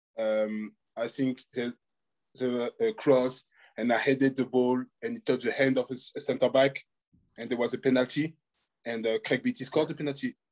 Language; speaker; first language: English; non-native, fluent; French